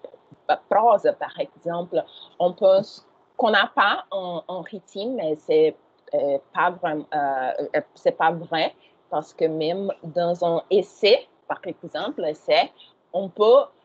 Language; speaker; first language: French; non-native, fluent; Portuguese